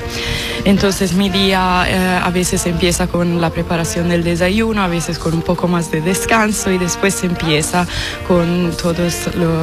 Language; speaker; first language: Spanish; non-native, fluent; Italian